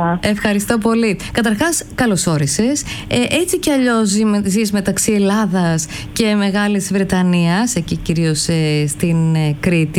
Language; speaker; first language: Greek; native; Greek